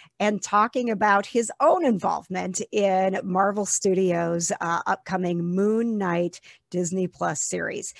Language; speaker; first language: English; native; English